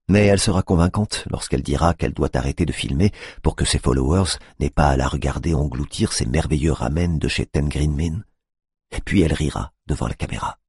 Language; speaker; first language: French; native; French